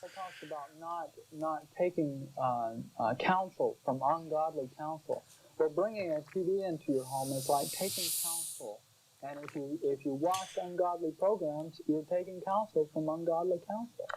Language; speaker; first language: English; native; English